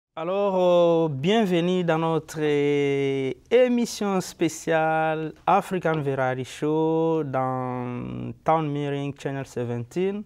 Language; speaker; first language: French; non-native, local second language; Lingala